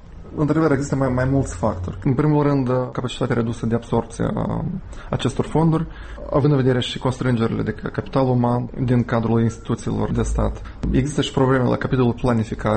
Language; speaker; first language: Romanian; native; Romanian